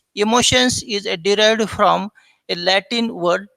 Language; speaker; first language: English; non-native, local second language; Marathi